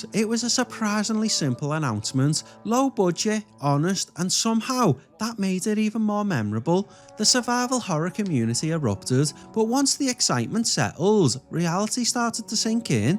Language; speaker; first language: English; native; English